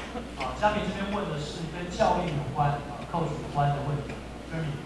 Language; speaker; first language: Chinese; native; Chinese